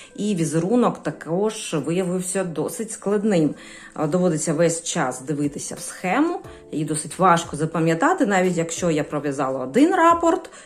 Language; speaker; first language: Ukrainian; native; Ukrainian